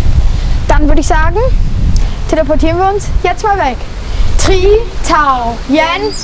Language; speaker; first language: German; native; German